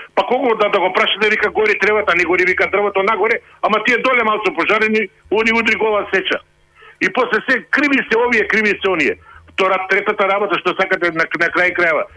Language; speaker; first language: Macedonian; native; Macedonian